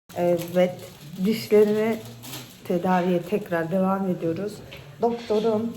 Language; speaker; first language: Turkish; native; Turkish